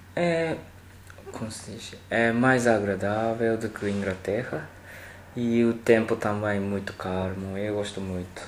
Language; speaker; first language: Portuguese; non-native, learner; Japanese